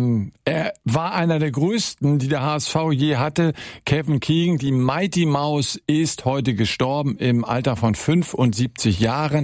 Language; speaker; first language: German; native; German